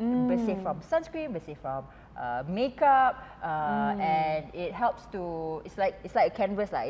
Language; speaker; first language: English; non-native, local second language; Malay